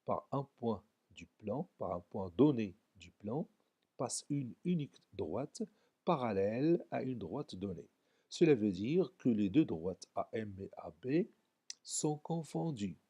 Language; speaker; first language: French; non-native, local second language; Arabic